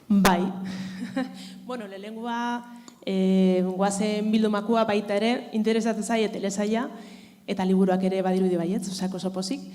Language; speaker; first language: Basque; native; Basque